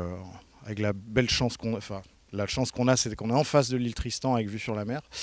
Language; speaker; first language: French; native; French